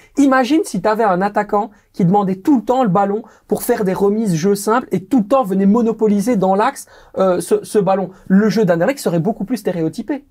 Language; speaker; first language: French; native; French